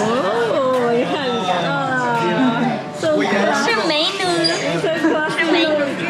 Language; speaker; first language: Chinese; early bilingual, heritage; English